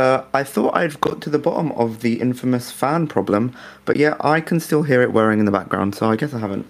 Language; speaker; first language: English; native; English